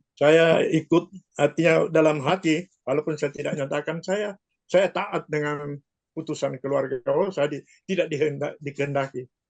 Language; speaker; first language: Indonesian; non-native, local second language; Buginese